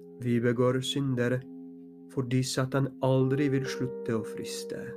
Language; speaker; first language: Norwegian; non-native, fluent; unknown